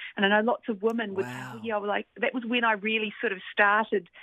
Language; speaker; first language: English; native; English